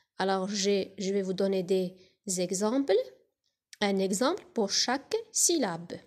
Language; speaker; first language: French; non-native, local second language; Arabic